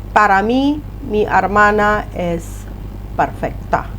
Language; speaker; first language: Spanish; non-native, fluent; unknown